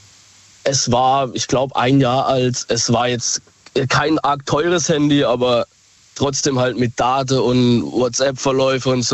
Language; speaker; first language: German; native; German